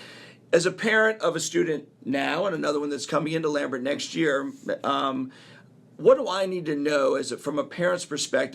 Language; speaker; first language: English; native; English